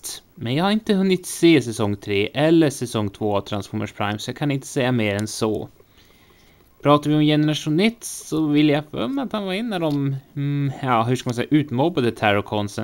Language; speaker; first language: Swedish; native; Swedish